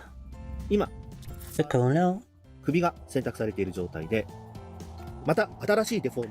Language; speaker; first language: Japanese; native; Japanese